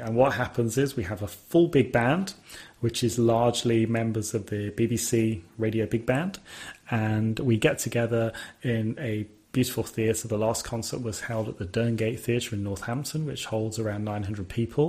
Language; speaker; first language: English; native; English